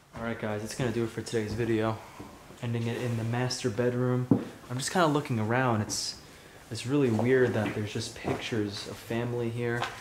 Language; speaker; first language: English; native; English